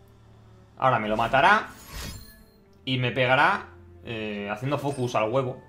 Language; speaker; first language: Spanish; native; Spanish